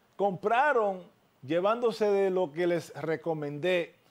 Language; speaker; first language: Spanish; native; Spanish